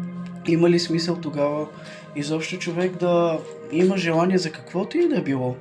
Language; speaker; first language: Bulgarian; native; Bulgarian